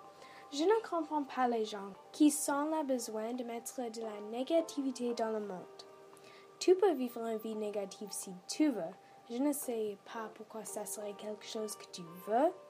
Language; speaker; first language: French; non-native, learner; English